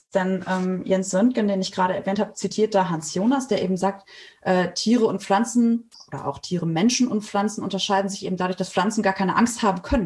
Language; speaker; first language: German; native; German